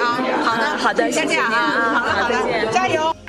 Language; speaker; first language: Chinese; native; Chinese